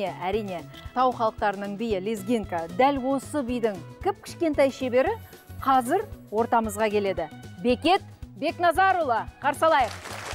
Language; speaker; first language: Kazakh; native; Kazakh